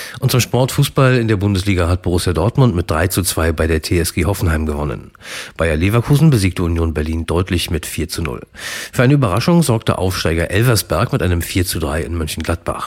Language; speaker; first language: German; native; German